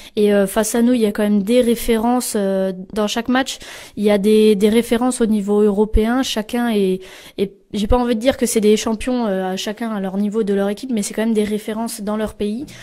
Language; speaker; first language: French; native; French